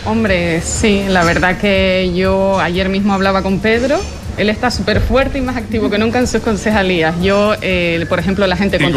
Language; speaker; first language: Spanish; native; Spanish